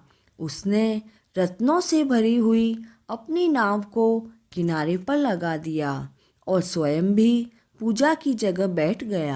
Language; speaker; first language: Hindi; native; Hindi